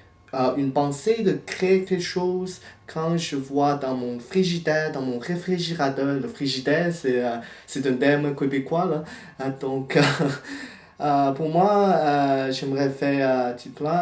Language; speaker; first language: French; non-native, fluent; Chinese